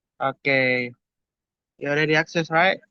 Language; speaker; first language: English; non-native, learner; Indonesian